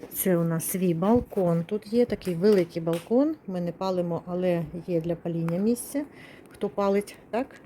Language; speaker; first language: Ukrainian; non-native, local second language; Russian